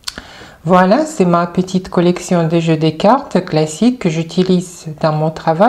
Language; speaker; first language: French; non-native, fluent; Russian